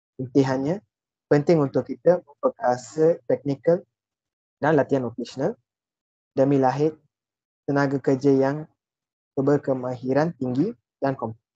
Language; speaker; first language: Malay; non-native, local second language; Tamil